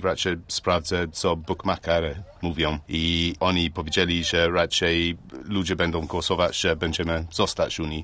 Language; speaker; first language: Polish; non-native, learner; English